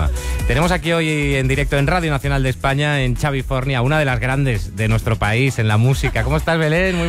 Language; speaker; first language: Spanish; native; Spanish